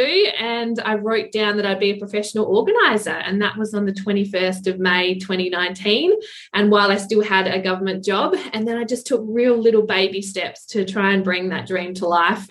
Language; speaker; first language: English; native; English